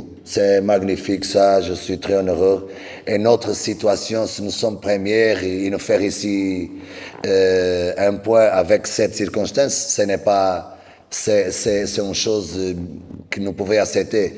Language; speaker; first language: French; non-native, learner; Portuguese